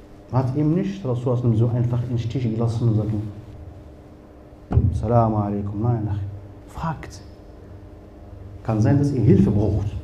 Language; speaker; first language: German; non-native, fluent; Arabic